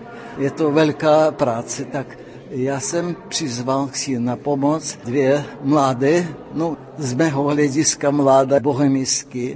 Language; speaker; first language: Czech; non-native, fluent; Russian